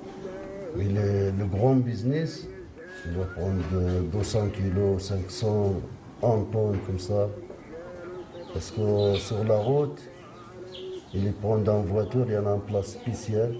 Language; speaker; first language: French; non-native, learner; Arabic